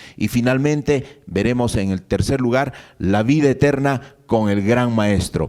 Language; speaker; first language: Spanish; native; Spanish